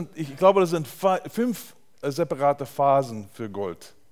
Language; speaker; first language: German; non-native, learner; English